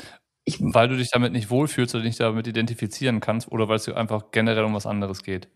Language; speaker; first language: German; native; German